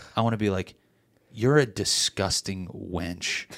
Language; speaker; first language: English; native; English